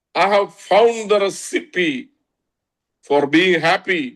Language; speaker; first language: English; non-native, local second language; Malayalam